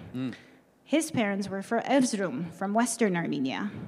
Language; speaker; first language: English; early bilingual, other home language; Armenian